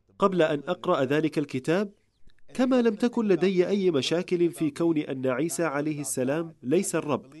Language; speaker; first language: Arabic; non-native, fluent; English